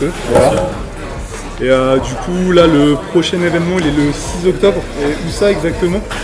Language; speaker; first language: French; native; French